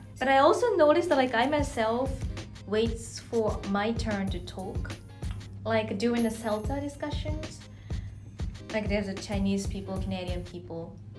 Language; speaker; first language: English; non-native, fluent; Japanese